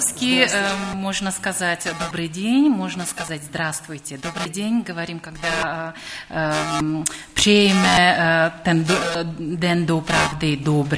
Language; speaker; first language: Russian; non-native, learner; Czech